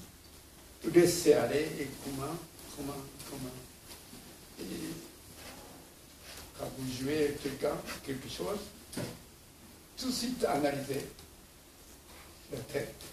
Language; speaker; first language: French; non-native, learner; Japanese